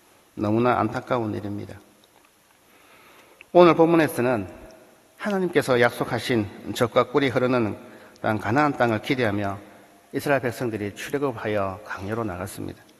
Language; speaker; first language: Korean; native; Korean